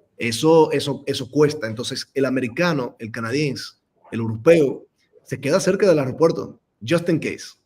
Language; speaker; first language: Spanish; non-native, fluent; English